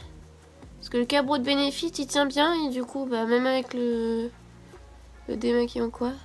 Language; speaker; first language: French; native; French